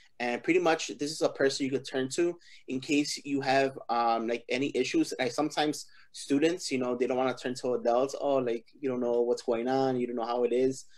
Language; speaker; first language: English; early bilingual, other home language; Spanish